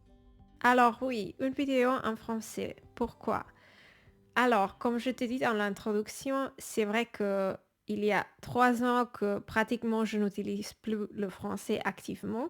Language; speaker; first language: French; non-native, fluent; Spanish